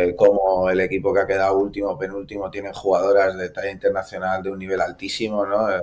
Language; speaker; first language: Spanish; native; Spanish